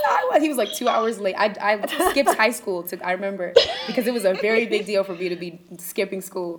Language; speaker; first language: English; native; English